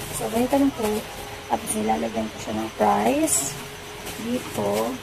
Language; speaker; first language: Filipino; non-native, local second language; Cebuano